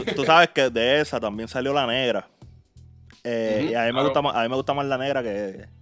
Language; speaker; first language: Spanish; native; Spanish